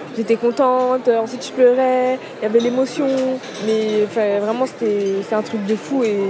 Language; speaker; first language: French; early bilingual, other home language; Kabuverdianu